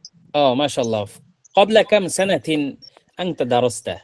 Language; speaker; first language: Arabic; non-native, fluent; Bangla